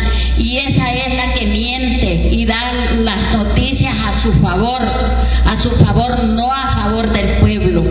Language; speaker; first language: Spanish; native; Spanish